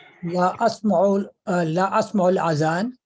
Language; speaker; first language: Arabic; non-native, fluent; Urdu